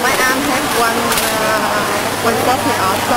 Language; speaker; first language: English; non-native, learner; Vietnamese